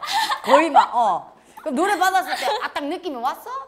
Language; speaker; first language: Korean; native; Korean